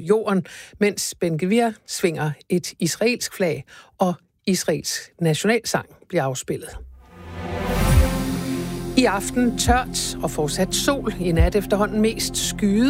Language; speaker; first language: Danish; native; Danish